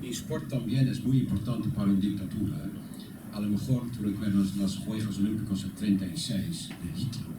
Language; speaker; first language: Spanish; non-native, learner; Dutch